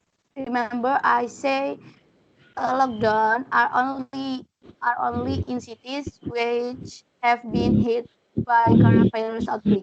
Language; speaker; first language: English; non-native, learner; Indonesian